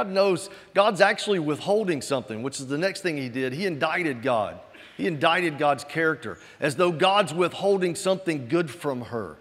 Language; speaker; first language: English; native; English